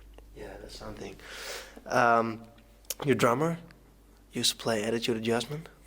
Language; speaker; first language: English; non-native, fluent; Dutch